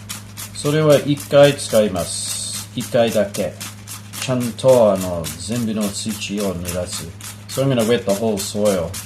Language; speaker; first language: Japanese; non-native, learner; English